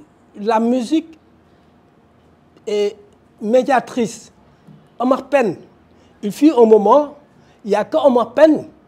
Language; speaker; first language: French; non-native, local second language; Wolof